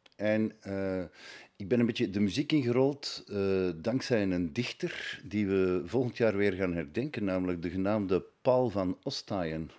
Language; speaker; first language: Dutch; native; Dutch